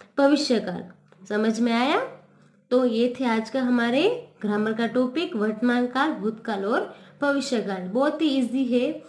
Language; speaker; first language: Hindi; non-native, local second language; Gujarati